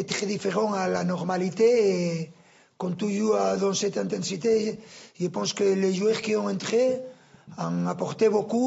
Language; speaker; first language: French; non-native, fluent; Spanish